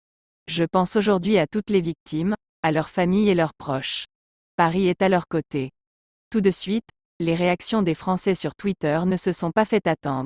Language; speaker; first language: French; native; French